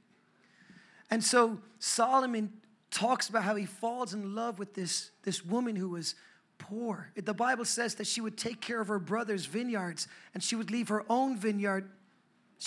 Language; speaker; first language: English; native; English